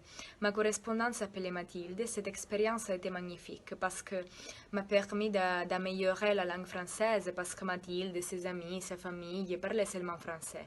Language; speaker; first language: French; non-native, learner; Italian